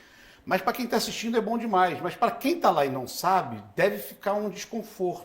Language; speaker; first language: Portuguese; native; Portuguese